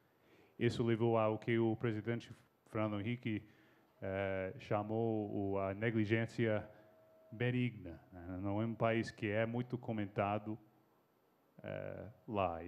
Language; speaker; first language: Portuguese; non-native, fluent; English